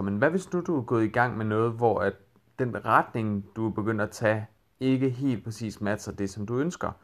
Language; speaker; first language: Danish; native; Danish